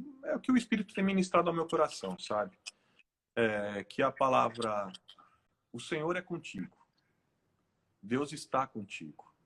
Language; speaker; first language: Portuguese; native; Portuguese